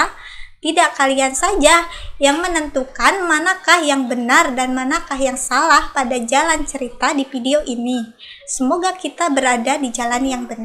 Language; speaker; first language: Indonesian; native; Indonesian